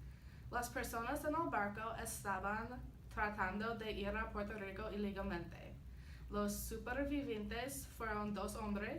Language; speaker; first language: Spanish; non-native, learner; English